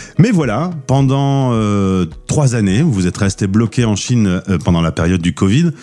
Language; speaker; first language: French; native; French